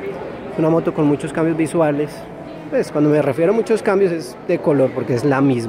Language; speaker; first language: Spanish; native; Spanish